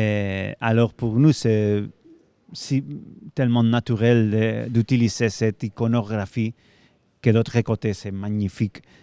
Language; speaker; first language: French; non-native, fluent; Spanish